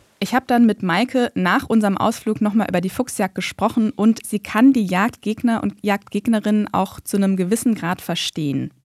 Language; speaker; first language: German; native; German